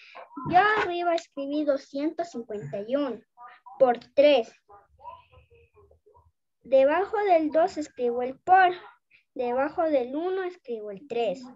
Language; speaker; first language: Spanish; native; Spanish